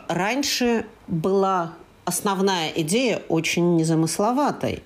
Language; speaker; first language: Russian; native; Russian